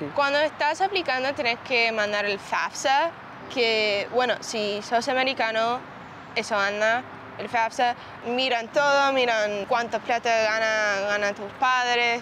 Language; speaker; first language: Spanish; early bilingual, heritage; Spanish